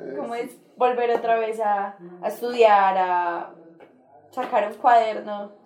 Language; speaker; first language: Spanish; native; Spanish